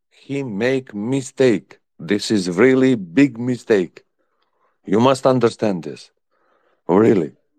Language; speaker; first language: English; non-native, learner; Serbian